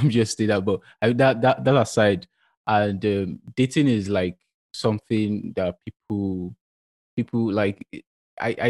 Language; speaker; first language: English; non-native, local second language; Yoruba